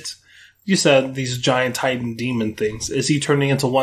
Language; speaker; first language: English; native; English